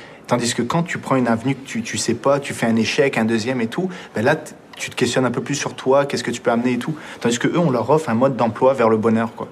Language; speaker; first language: French; early bilingual, other home language; Arabic